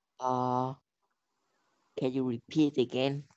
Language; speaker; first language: English; non-native, learner; Vietnamese